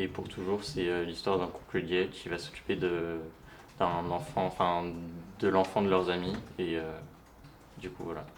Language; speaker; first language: French; native; French